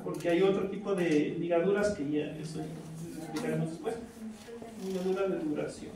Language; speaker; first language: Spanish; native; Spanish